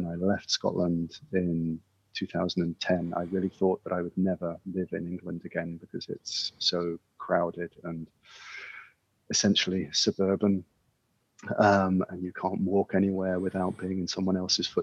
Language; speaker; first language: English; native; English